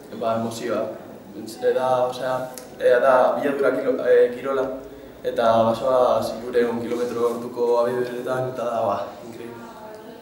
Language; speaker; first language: Basque; non-native, local second language; Spanish